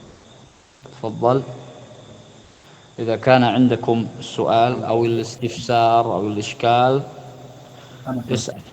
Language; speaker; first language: Arabic; non-native, fluent; Indonesian